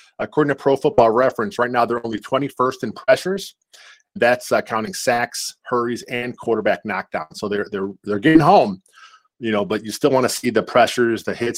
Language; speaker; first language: English; native; English